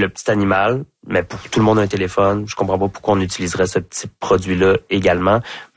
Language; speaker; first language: French; native; French